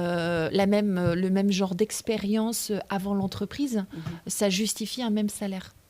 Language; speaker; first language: French; native; French